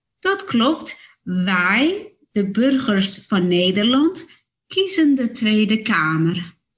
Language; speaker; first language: Dutch; native; Dutch